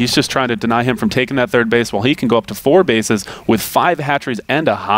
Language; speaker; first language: English; native; English